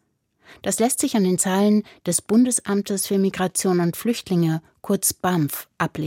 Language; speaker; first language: German; native; German